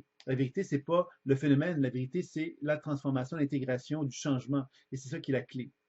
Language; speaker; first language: French; native; French